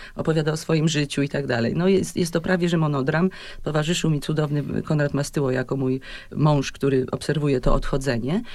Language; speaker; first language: Polish; native; Polish